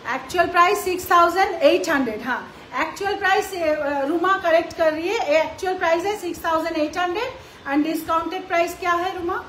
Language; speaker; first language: Hindi; non-native, local second language; Bangla